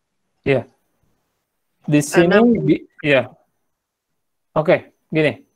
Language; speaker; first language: Indonesian; native; Indonesian